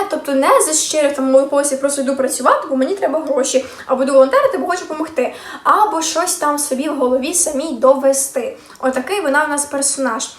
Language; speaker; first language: Ukrainian; native; Ukrainian